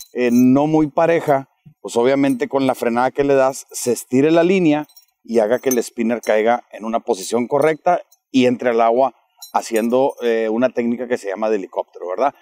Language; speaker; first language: Spanish; native; Spanish